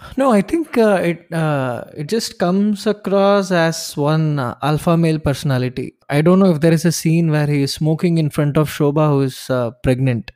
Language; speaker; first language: English; non-native, local second language; Tamil